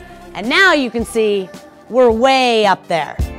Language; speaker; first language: English; native; English